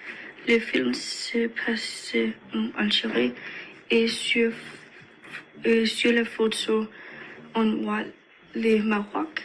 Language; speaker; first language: French; non-native, learner; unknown